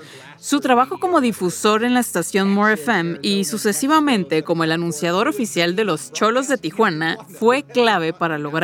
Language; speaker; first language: Spanish; native; Spanish